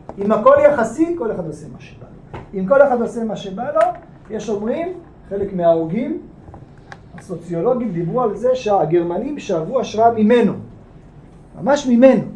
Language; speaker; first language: Hebrew; native; Hebrew